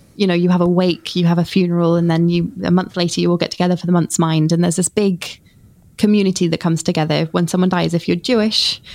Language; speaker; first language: English; native; English